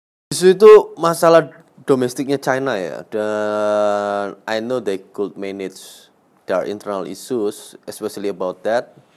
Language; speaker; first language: English; non-native, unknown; Indonesian